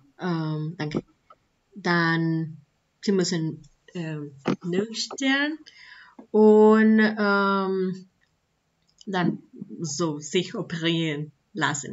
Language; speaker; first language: German; non-native, learner; Spanish